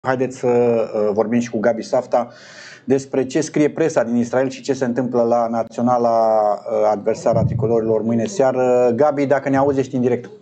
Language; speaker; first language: Romanian; native; Romanian